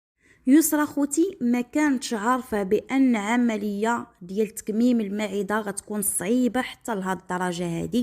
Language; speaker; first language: Arabic; native; Arabic